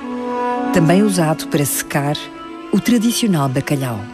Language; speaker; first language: Portuguese; native; Portuguese